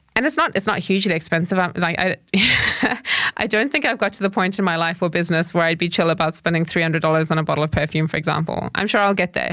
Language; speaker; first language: English; native; English